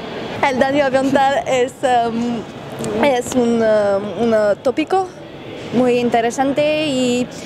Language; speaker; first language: Spanish; non-native, learner; French